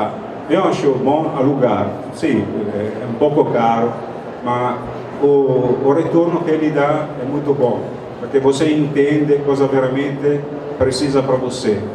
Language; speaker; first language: Portuguese; non-native, fluent; Italian